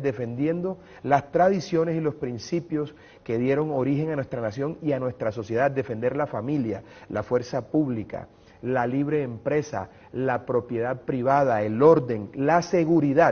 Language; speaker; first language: Spanish; native; Spanish